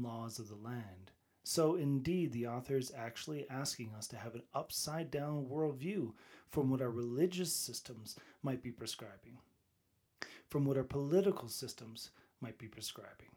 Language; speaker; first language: English; native; English